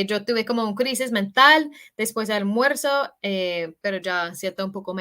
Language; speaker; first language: Spanish; non-native, fluent; English